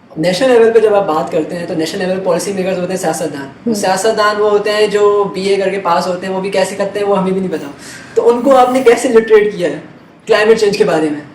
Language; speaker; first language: Urdu; native; Urdu